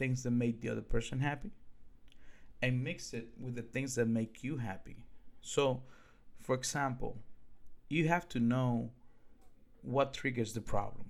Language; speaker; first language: English; early bilingual, other home language; Spanish